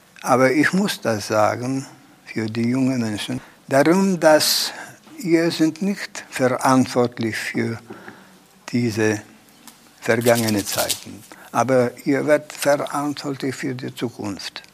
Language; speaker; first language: German; non-native, learner; Polish